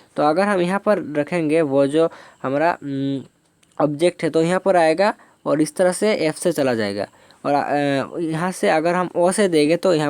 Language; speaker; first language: Hindi; non-native, local second language; Bangla